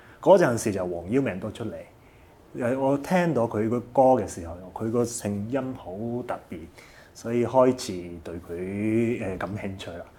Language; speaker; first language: Cantonese; non-native, fluent; Japanese